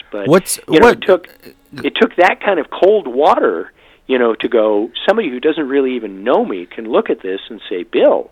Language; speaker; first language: English; native; English